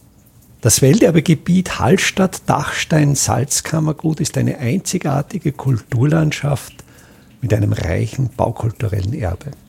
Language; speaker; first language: German; native; German